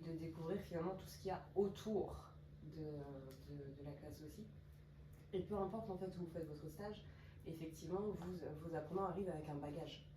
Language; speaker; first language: French; native; French